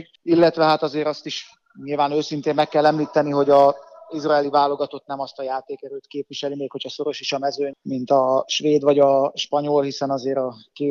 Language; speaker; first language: Hungarian; native; Hungarian